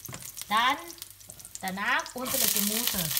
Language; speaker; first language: German; non-native, learner; Thai